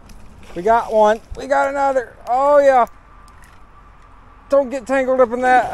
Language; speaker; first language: English; native; English